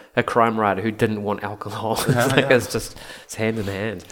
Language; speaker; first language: English; native; English